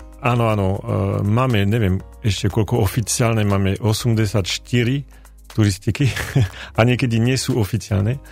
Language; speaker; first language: Slovak; non-native, learner; French